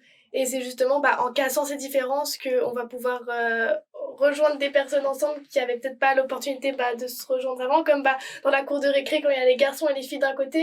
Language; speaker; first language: French; native; French